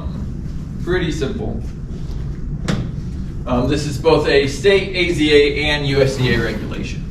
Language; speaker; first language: English; native; English